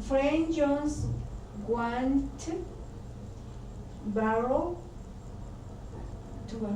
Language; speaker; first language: English; non-native, learner; Spanish